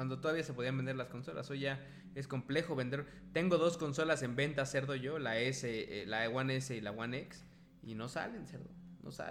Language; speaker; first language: Spanish; native; Spanish